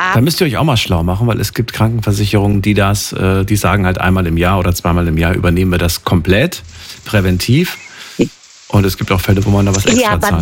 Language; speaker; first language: German; native; German